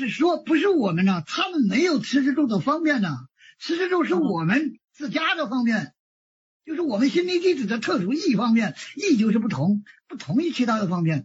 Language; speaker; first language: Chinese; native; Chinese